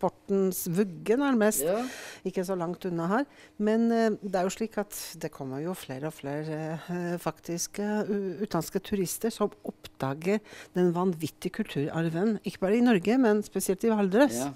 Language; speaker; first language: Norwegian; native; Norwegian